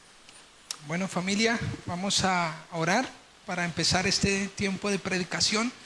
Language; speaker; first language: Spanish; native; Spanish